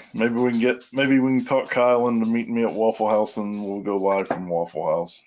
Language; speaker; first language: English; native; English